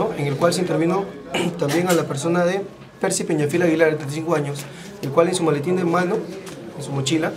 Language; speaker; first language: Spanish; native; Spanish